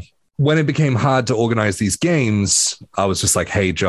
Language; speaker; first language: English; native; English